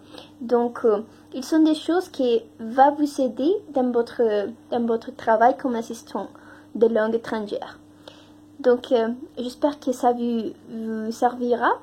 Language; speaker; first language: French; non-native, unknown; Spanish